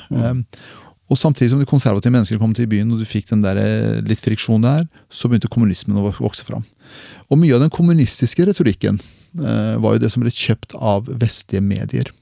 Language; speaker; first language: Norwegian; early bilingual, other home language; Persian